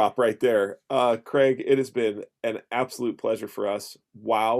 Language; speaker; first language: English; native; English